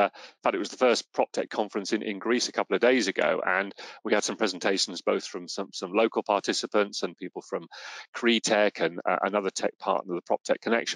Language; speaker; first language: English; native; English